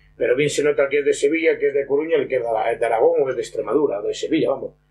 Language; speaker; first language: Spanish; non-native, local second language; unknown